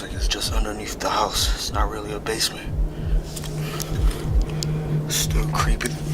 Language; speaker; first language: English; native; English